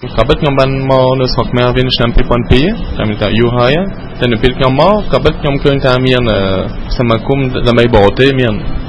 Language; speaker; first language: Khmer; early bilingual, heritage; Khmer